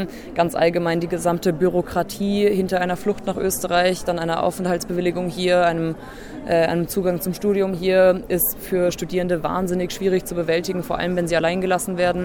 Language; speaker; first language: German; native; German